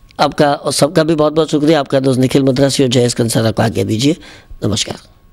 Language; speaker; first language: Hindi; non-native, local second language; Gujarati